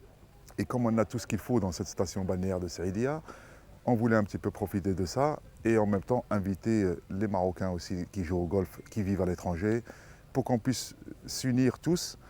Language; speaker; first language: French; non-native, local second language; Arabic